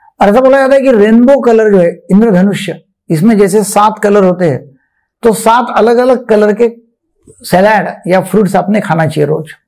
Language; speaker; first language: Hindi; non-native, local second language; Marathi